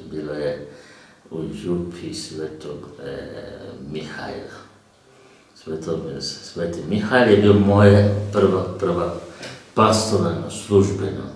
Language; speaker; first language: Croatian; non-native, learner; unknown